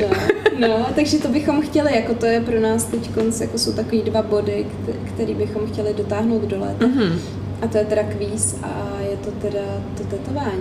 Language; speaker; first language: Czech; native; Czech